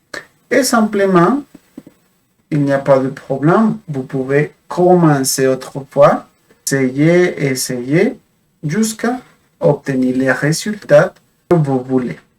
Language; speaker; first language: French; non-native, fluent; Spanish